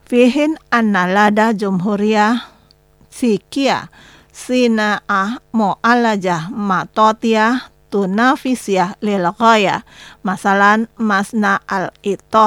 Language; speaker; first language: Arabic; non-native, fluent; Indonesian